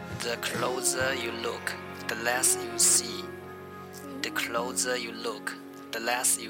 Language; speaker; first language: English; non-native, fluent; Chinese